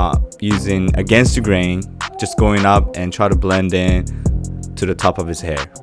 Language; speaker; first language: English; non-native, fluent; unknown